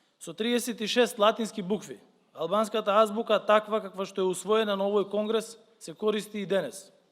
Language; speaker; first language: Macedonian; native; Macedonian